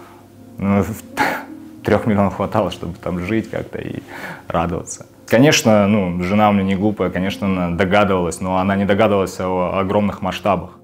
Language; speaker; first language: Russian; native; Russian